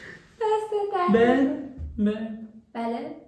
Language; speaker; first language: Persian; native; Persian